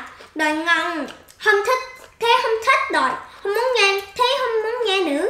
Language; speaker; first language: Vietnamese; early bilingual, heritage; Korean